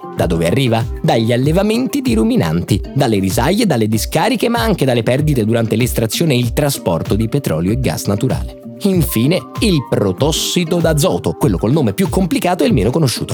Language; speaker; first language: Italian; native; Italian